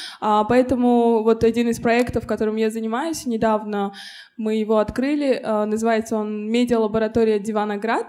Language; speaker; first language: Russian; non-native, local second language; Tajik